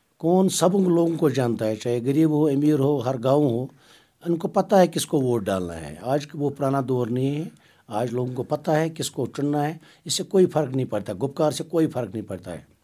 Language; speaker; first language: Hindi; non-native, local second language; Kashmiri